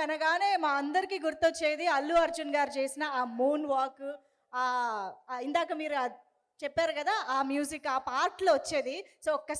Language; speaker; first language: Telugu; native; Telugu